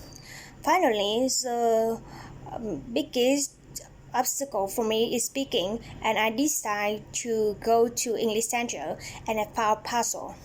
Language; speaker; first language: English; non-native, learner; Vietnamese